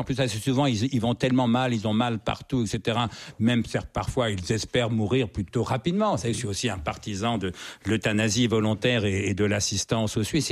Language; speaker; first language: French; native; French